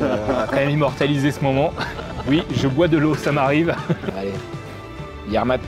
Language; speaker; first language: French; native; French